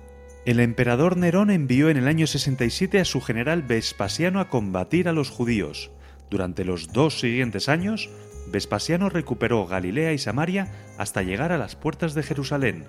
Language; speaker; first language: Spanish; native; Spanish